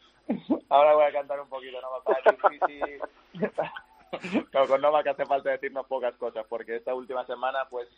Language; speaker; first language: Spanish; native; Spanish